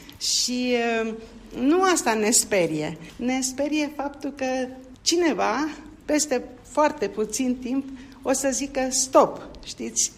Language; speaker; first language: Romanian; non-native, local second language; Turkish